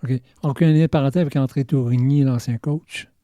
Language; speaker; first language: French; native; French